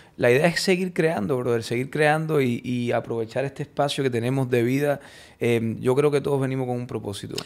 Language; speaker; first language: Spanish; early bilingual, heritage; Spanish